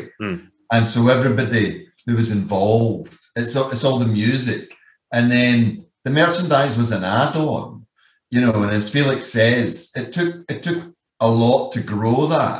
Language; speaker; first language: English; native; English